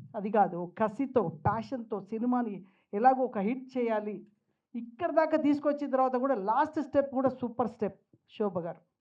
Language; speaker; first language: Telugu; native; Telugu